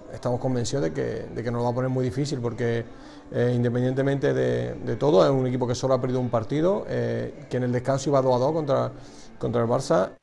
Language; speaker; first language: Spanish; native; Spanish